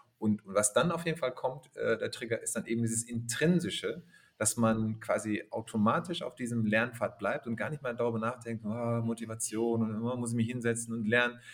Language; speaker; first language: German; native; German